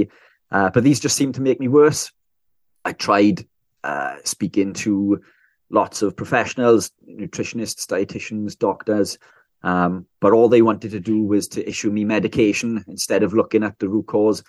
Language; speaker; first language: English; native; English